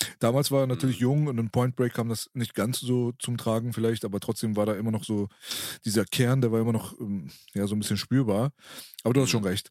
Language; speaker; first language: German; early bilingual, other home language; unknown